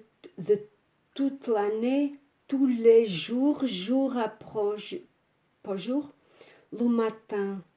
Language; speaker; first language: French; non-native, fluent; Portuguese